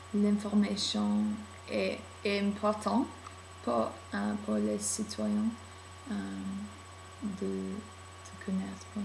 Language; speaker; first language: French; non-native, learner; English